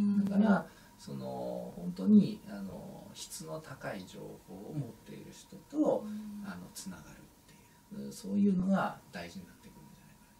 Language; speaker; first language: Japanese; native; Japanese